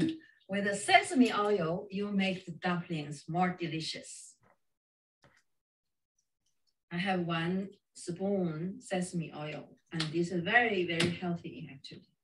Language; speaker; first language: English; non-native, fluent; Chinese